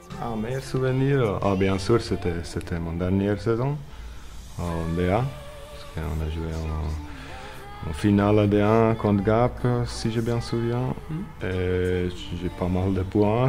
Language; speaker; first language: French; non-native, learner; Slovak